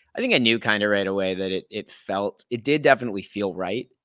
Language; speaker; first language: English; native; English